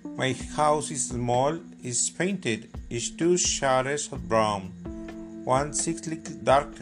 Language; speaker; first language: English; non-native, learner; Spanish